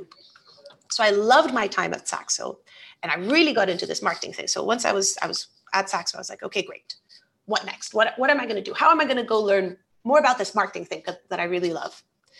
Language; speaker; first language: English; native; English